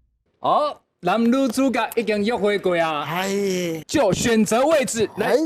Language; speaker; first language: Chinese; native; Chinese